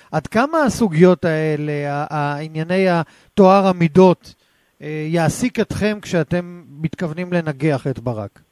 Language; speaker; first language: Hebrew; native; Hebrew